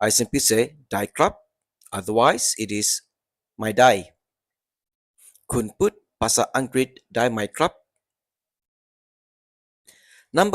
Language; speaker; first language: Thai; non-native, learner; English